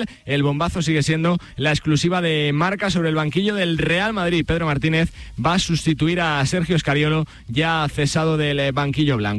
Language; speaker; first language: Spanish; native; Spanish